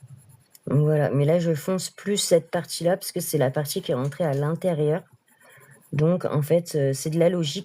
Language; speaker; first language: French; native; French